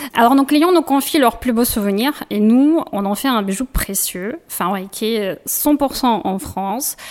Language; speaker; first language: French; non-native, fluent; Russian